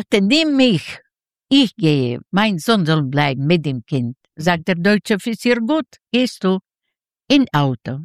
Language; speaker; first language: German; non-native, learner; Yiddish